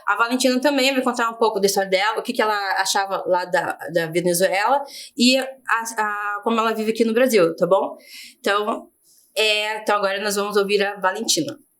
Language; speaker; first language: Portuguese; native; Portuguese